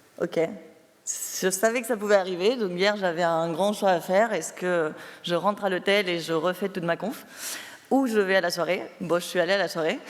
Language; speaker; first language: French; non-native, fluent; Spanish